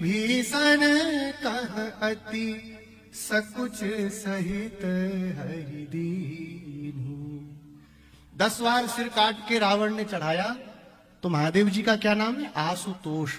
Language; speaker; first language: Hindi; native; Hindi